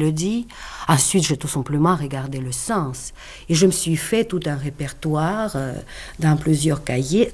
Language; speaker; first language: French; non-native, fluent; Russian